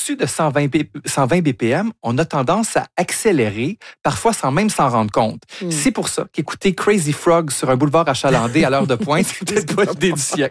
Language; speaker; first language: French; native; French